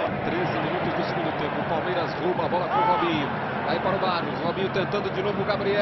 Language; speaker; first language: Portuguese; native; Portuguese